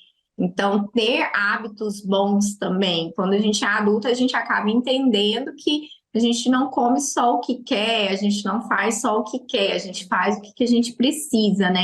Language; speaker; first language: Portuguese; native; Portuguese